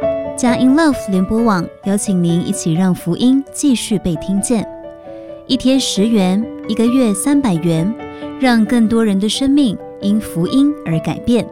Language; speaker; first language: Chinese; native; Chinese